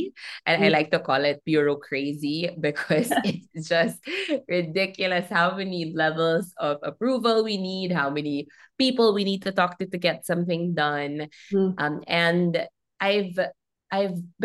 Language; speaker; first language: English; non-native, local second language; Filipino